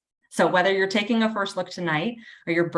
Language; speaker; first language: English; native; English